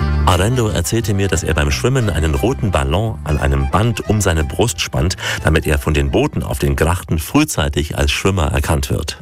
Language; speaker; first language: German; native; German